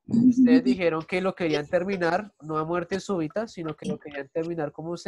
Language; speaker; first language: Spanish; native; Spanish